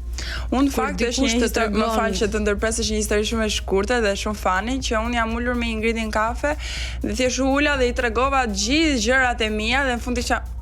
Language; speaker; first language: Albanian; native; Albanian